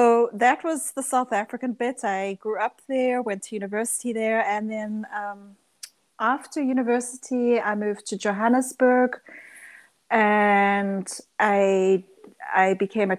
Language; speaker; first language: English; early bilingual, other home language; Dutch